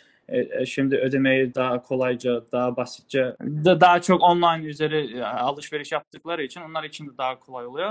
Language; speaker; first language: Turkish; early bilingual, other home language; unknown